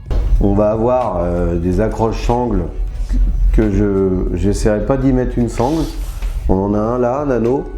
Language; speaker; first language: French; native; French